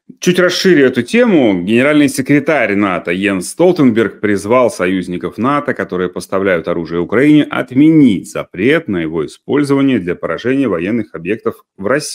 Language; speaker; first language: Russian; native; Russian